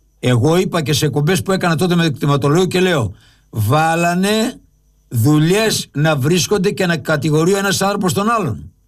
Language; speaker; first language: Greek; native; Greek